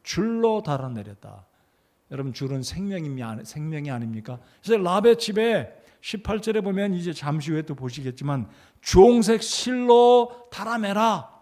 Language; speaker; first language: Korean; native; Korean